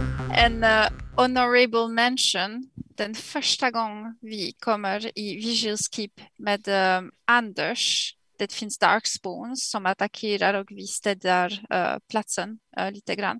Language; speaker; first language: Swedish; non-native, fluent; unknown